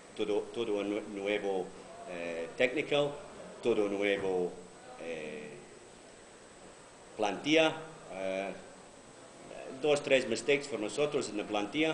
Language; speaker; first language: Spanish; non-native, learner; English